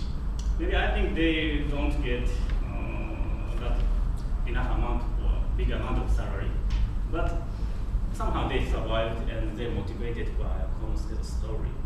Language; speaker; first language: English; non-native, fluent; Japanese